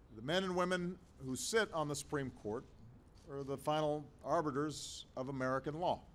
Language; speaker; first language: English; native; English